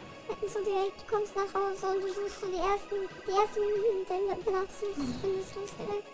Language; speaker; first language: German; early bilingual, other home language; Japanese